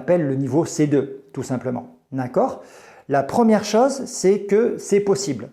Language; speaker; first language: French; native; French